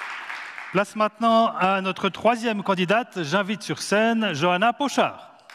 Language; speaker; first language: French; native; French